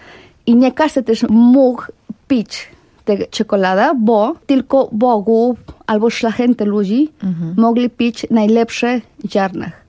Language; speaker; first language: Polish; non-native, fluent; Spanish